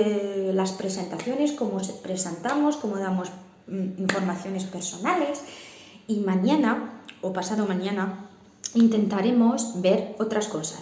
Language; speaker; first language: Spanish; non-native, fluent; Arabic